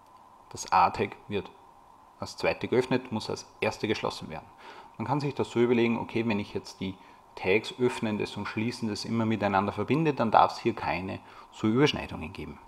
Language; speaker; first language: German; native; German